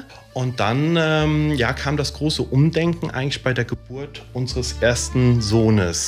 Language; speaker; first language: German; early bilingual, other home language; Italian